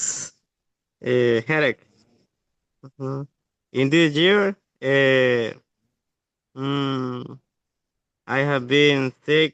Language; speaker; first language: English; non-native, learner; Spanish